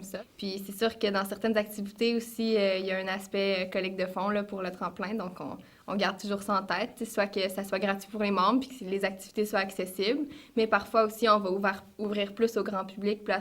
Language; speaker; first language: French; native; French